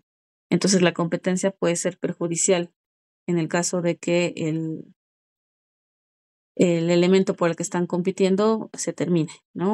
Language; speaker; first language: Spanish; native; Spanish